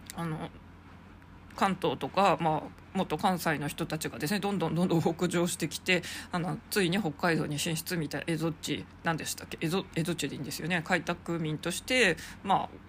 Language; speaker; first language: Japanese; native; Japanese